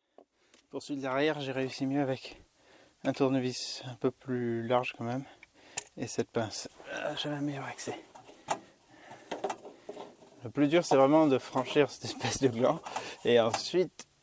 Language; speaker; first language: French; native; French